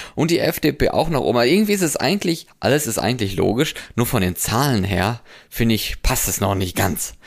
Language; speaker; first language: German; native; German